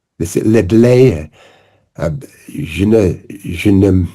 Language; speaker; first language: French; non-native, learner; English